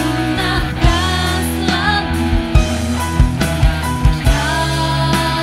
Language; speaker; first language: Indonesian; native; Indonesian